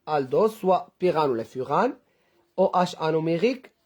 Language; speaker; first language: French; non-native, local second language; Arabic